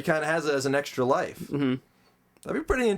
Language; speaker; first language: English; native; English